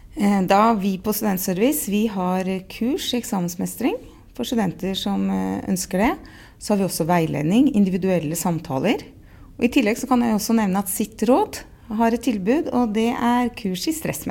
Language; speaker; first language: Norwegian; native; Norwegian